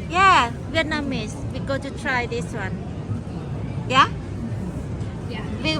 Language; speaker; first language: English; non-native, learner; Thai